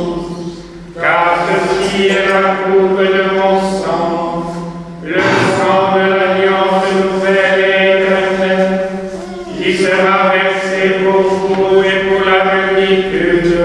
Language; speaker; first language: French; native; French